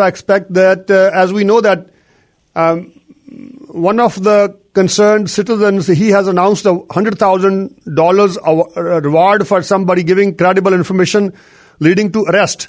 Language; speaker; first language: English; non-native, local second language; Punjabi